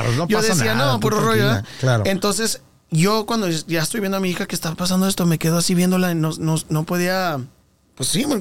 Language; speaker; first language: Spanish; early bilingual, heritage; Spanish